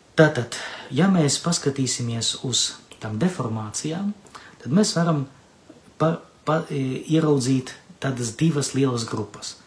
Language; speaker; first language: Latvian; non-native, local second language; Russian